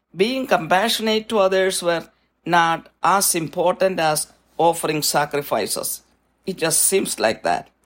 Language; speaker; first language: English; non-native, local second language; Malayalam